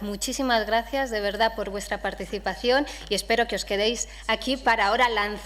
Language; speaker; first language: Spanish; native; Spanish